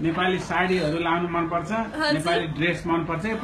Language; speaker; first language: Nepali; native; Nepali